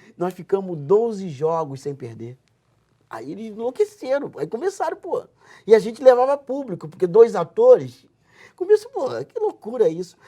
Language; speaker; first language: Portuguese; native; Portuguese